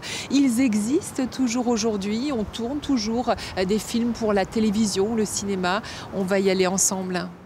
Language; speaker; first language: French; native; French